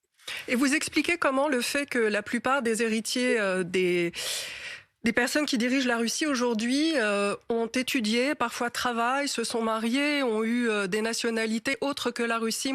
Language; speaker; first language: French; native; French